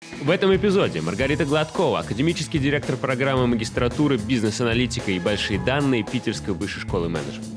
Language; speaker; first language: Russian; native; Russian